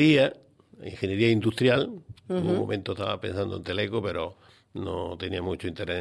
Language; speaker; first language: Spanish; native; Spanish